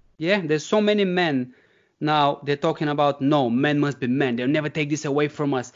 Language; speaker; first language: English; non-native, fluent; Bulgarian